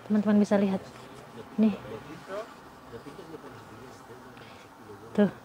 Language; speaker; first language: Indonesian; native; Indonesian